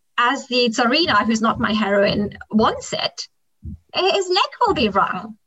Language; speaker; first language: English; non-native, local second language; German